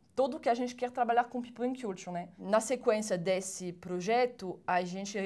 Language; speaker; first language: Portuguese; non-native, fluent; French